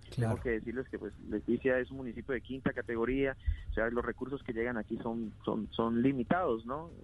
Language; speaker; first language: Spanish; native; Spanish